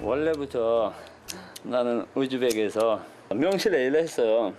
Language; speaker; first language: Korean; non-native, learner; Uzbek